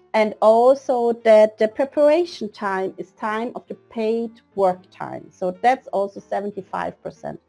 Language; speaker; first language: English; non-native, fluent; German